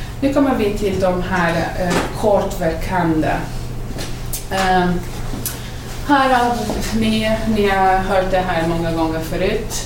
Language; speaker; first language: Swedish; non-native, fluent; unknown